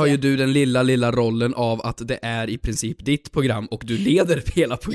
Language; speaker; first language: Swedish; native; Swedish